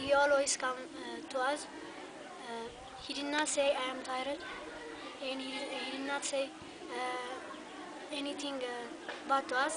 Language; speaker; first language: English; non-native, learner; Tigrinya